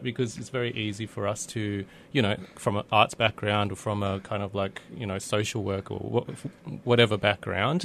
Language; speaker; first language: English; early bilingual, other home language; Vietnamese